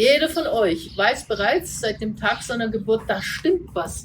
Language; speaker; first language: German; native; German